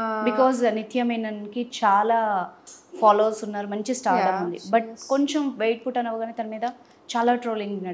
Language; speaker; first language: Telugu; native; Telugu